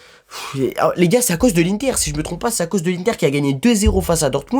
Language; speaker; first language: French; native; French